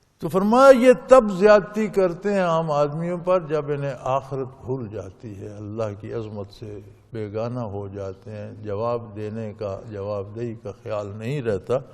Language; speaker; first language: Urdu; non-native, local second language; Punjabi